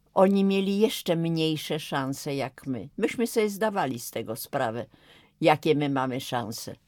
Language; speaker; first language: Polish; native; Polish